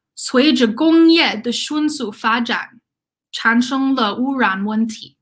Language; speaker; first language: Chinese; non-native, learner; English